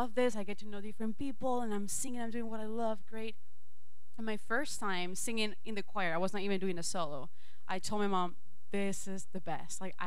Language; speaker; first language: English; non-native, fluent; Spanish